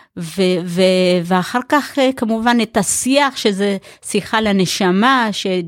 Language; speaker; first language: Hebrew; early bilingual, other home language; Amharic